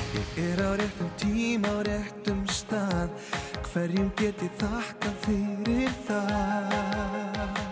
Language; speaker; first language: Icelandic; non-native, fluent; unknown